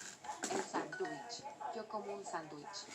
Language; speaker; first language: Spanish; non-native, learner; English